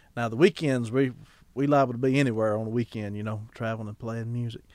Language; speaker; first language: English; native; English